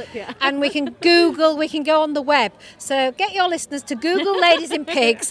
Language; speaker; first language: English; native; English